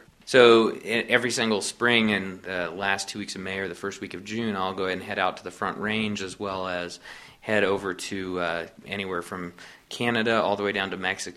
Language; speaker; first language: English; native; English